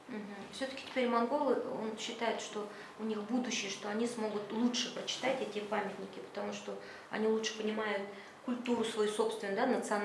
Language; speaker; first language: Russian; native; Russian